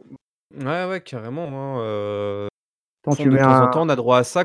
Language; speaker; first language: French; native; French